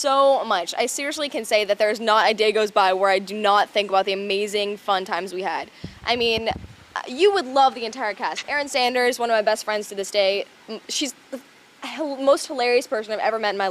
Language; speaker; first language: English; native; English